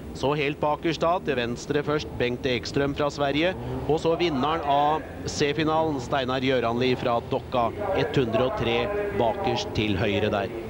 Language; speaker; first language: Norwegian; native; Norwegian